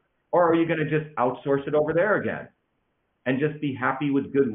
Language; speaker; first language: English; early bilingual, other home language; Tamil